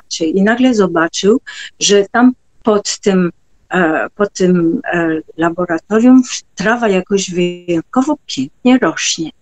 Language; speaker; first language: Polish; non-native, fluent; French